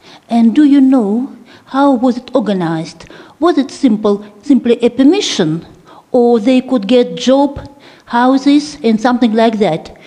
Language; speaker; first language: English; non-native, fluent; Russian